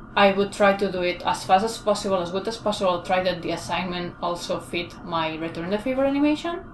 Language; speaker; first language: English; non-native, fluent; Spanish